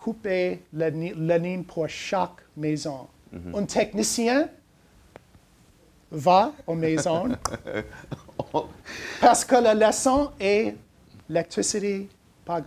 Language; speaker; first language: French; non-native, learner; English